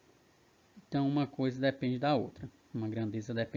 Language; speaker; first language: Portuguese; native; Portuguese